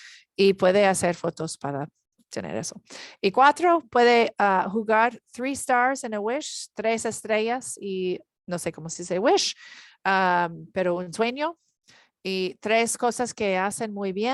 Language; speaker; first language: Spanish; non-native, learner; English